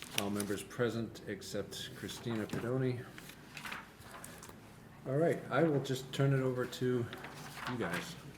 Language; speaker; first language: English; native; English